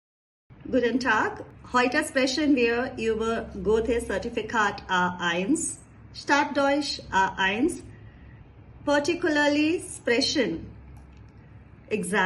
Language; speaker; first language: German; non-native, fluent; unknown